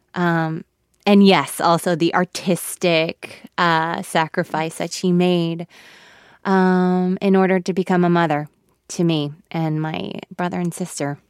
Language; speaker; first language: English; early bilingual, other home language; Korean